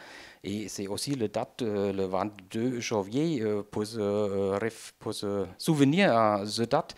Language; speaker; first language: French; non-native, fluent; German